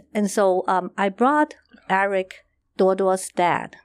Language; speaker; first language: English; non-native, fluent; Chinese